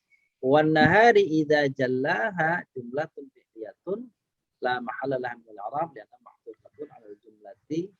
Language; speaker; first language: Arabic; non-native, fluent; Indonesian